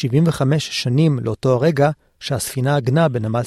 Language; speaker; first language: Hebrew; native; Hebrew